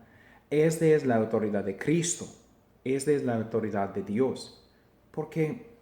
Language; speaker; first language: Spanish; non-native, fluent; English